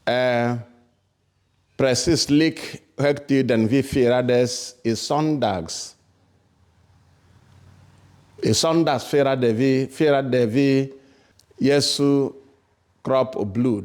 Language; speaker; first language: Swedish; non-native, fluent; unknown